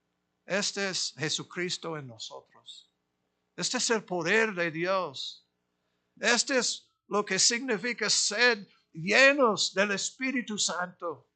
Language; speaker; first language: Spanish; non-native, fluent; English